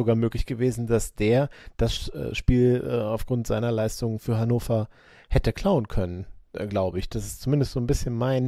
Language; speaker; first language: German; native; German